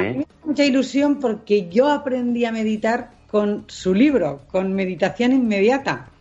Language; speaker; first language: Spanish; non-native, local second language; Catalan